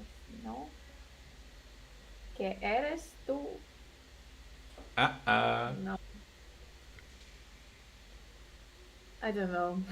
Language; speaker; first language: Spanish; non-native, learner; Russian